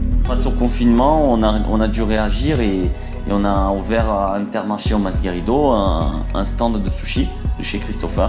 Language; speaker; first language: French; non-native, fluent; Portuguese